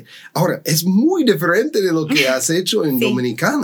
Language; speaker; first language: Spanish; non-native, fluent; English